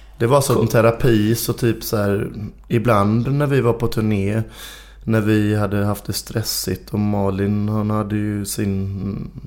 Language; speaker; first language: Swedish; native; Swedish